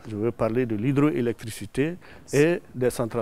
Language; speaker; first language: French; non-native, local second language; Susu